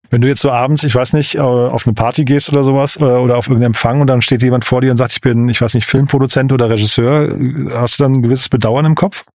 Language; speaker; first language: German; native; German